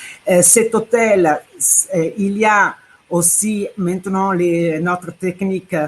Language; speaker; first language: French; non-native, fluent; Italian